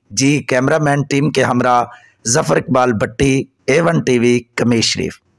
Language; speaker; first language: Urdu; non-native, local second language; Punjabi